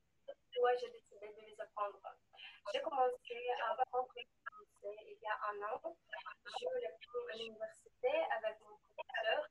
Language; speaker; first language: French; non-native, learner; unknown